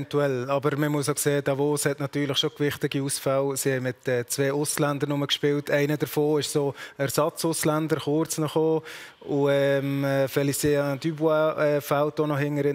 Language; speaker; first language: German; native; German